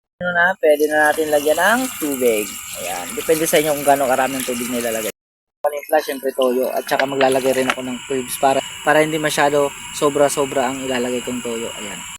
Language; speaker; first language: Filipino; non-native, local second language; Bikol